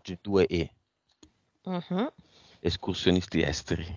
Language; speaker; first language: Italian; native; Italian